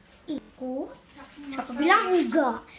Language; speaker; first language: Indonesian; early bilingual, heritage; English